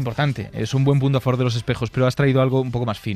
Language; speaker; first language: Spanish; native; Spanish